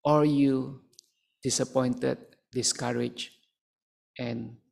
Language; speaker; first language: English; non-native, local second language; Malay